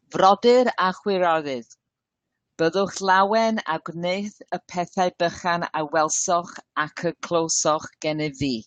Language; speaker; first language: Welsh; non-native, learner; English